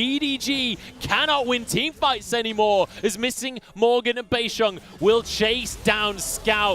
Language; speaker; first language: English; native; English